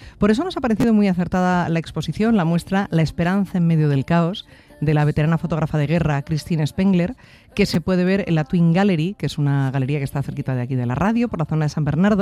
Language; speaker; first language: Spanish; native; Spanish